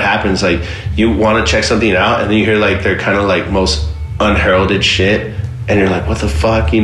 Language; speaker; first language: English; native; English